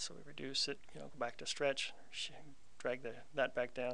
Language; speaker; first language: English; native; English